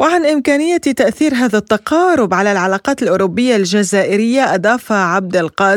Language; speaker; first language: Arabic; native; Arabic